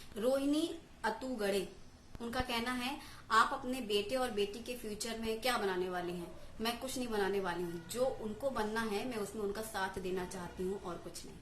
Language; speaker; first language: Hindi; native; Hindi